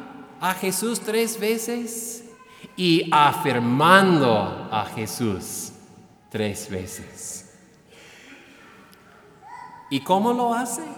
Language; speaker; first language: Spanish; non-native, fluent; English